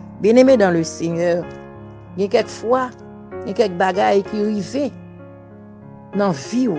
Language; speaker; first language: French; non-native, local second language; Haitian Creole